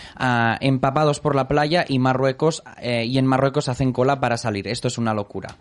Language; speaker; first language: Spanish; non-native, local second language; Catalan